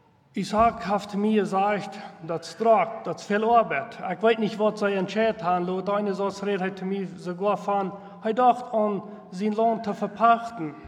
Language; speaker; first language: German; non-native, local second language; Plautdietsch